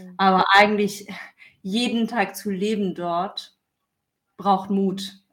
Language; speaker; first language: German; non-native, fluent; Persian